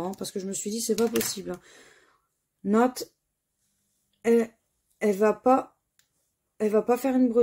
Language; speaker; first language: French; native; French